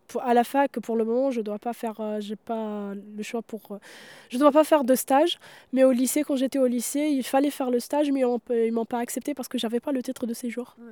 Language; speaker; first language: French; non-native, local second language; Arabic